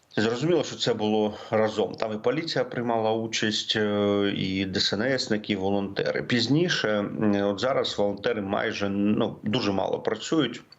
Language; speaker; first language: Ukrainian; native; Ukrainian